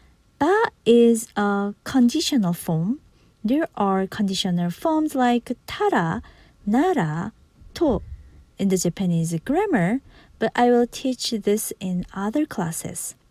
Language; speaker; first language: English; non-native, fluent; Japanese